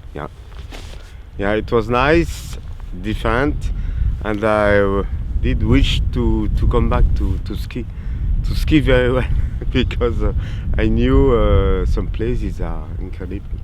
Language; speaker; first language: English; non-native, learner; French